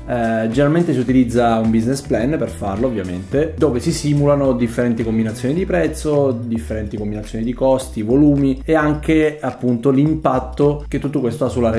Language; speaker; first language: Italian; native; Italian